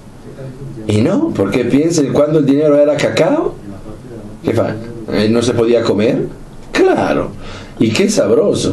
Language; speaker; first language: Spanish; non-native, fluent; Italian